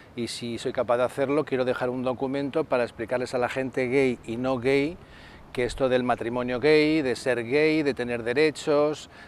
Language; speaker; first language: Spanish; native; Spanish